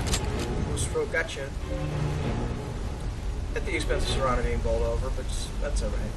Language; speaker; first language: English; native; English